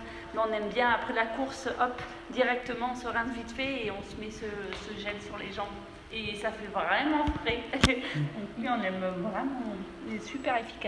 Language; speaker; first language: French; native; French